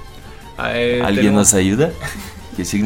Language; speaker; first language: Spanish; non-native, learner; Russian